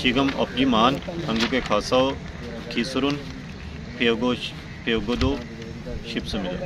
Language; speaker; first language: Korean; non-native, learner; Punjabi